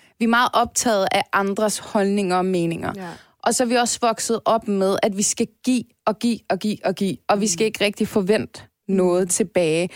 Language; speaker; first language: Danish; early bilingual, other home language; Turkish